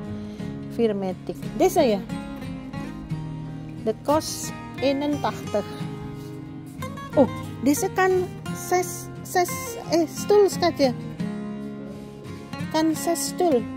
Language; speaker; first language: Dutch; non-native, learner; Indonesian